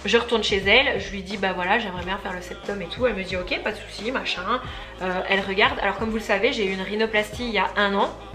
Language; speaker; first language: French; native; French